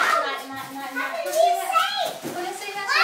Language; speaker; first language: Danish; native; Danish